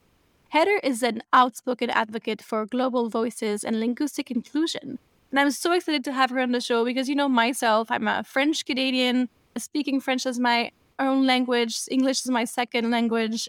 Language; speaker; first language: English; non-native, fluent; French